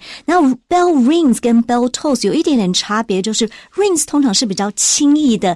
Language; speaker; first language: Chinese; native; Chinese